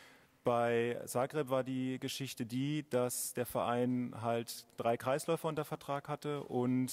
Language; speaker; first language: German; native; German